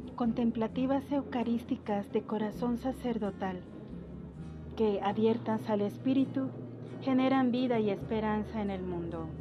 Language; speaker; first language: Spanish; non-native, local second language; Kʼicheʼ